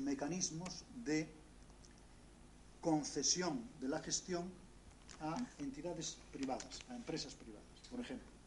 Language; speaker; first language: Spanish; native; Spanish